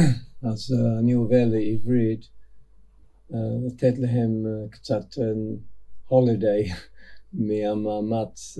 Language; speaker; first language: Hebrew; non-native, fluent; English